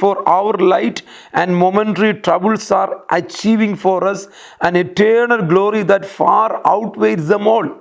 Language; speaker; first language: English; non-native, local second language; Malayalam